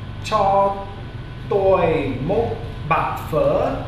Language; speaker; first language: Vietnamese; non-native, learner; Korean